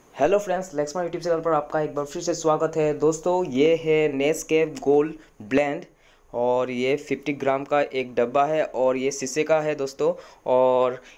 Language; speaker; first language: Hindi; native; Hindi